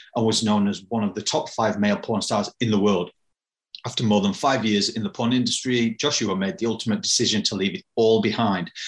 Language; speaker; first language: English; native; English